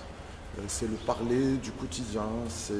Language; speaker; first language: French; non-native, local second language; Arabic